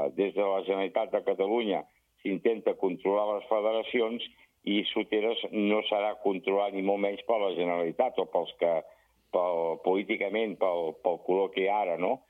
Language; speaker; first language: Catalan; native; Catalan